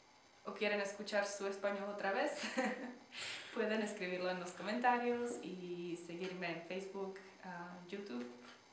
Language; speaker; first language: Spanish; non-native, fluent; Czech